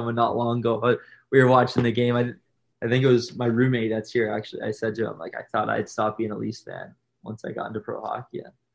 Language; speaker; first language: English; native; English